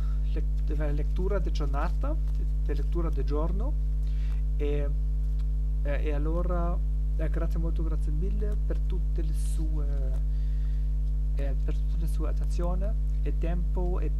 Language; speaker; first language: Italian; non-native, learner; German